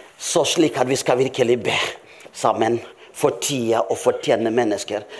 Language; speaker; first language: Norwegian; non-native, fluent; Rundi